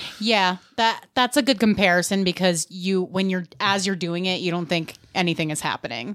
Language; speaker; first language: English; native; English